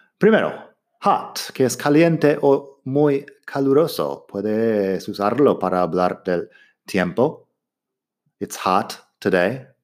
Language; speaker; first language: Spanish; non-native, fluent; English